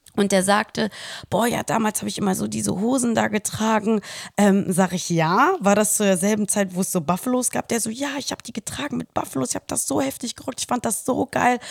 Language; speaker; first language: German; early bilingual, other home language; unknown